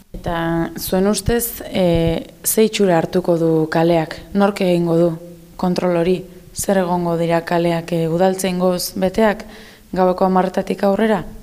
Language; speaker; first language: Basque; non-native, local second language; Spanish